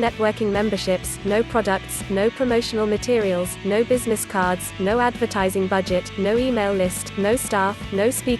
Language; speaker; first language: English; native; English